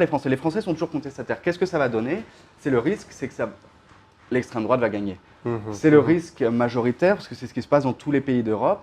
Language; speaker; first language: French; native; French